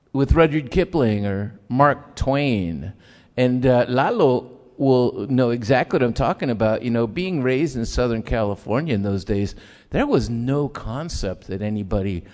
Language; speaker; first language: English; early bilingual, other home language; Spanish